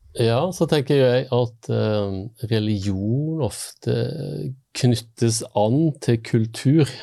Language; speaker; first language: Norwegian; native; Norwegian